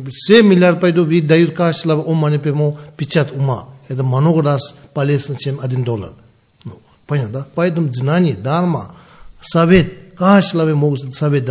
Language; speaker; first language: Russian; non-native, learner; Tibetan